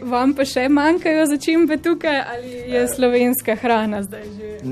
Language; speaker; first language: Slovenian; native; Slovenian